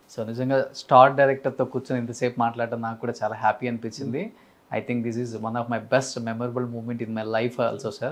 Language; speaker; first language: Telugu; native; Telugu